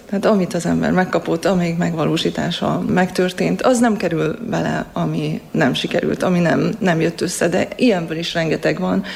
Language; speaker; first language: Hungarian; native; Hungarian